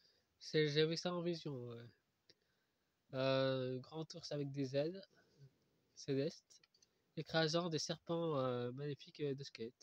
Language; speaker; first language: French; native; French